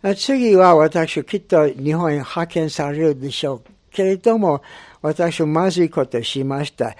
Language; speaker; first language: Japanese; non-native, fluent; English